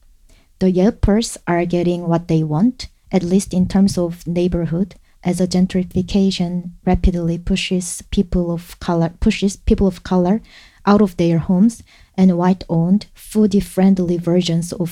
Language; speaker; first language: English; non-native, fluent; Korean